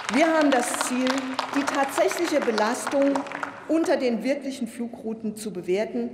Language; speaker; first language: German; native; German